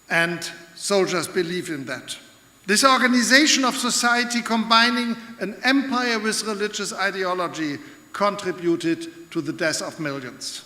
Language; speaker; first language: English; non-native, fluent; German